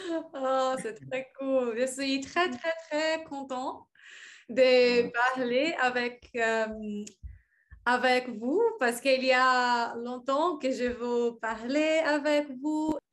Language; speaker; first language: French; non-native, learner; English